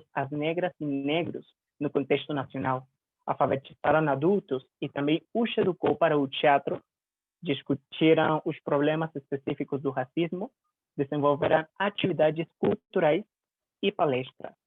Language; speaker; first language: Portuguese; non-native, fluent; Spanish